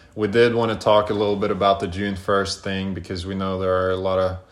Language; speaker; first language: English; non-native, fluent; Norwegian